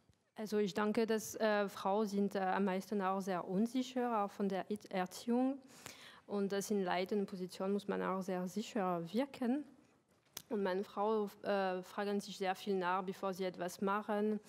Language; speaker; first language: German; non-native, fluent; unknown